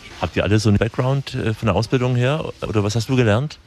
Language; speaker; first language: German; native; German